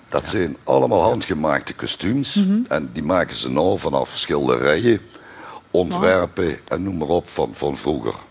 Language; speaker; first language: Dutch; native; Dutch